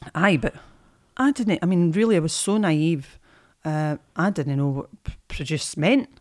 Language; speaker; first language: English; native; English